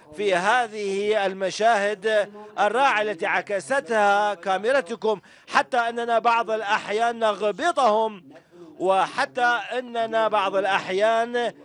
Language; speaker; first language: Arabic; non-native, fluent; Persian